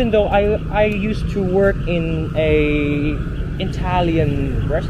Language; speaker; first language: English; non-native, fluent; Vietnamese